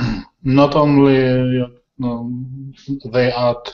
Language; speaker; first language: English; non-native, learner; Polish